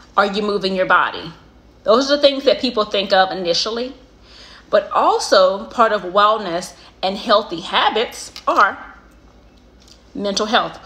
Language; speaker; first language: English; native; English